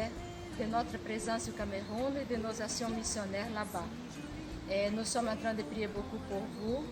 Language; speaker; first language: French; non-native, fluent; Portuguese